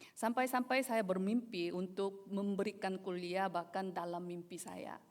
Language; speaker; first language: Indonesian; non-native, fluent; Korean